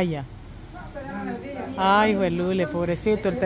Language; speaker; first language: Spanish; native; Spanish